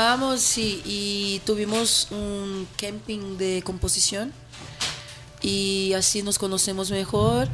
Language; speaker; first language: Spanish; non-native, fluent; Portuguese